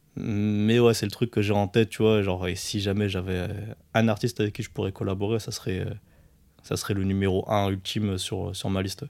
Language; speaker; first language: French; early bilingual, other home language; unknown